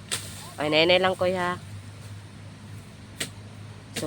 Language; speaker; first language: Filipino; non-native, local second language; Cebuano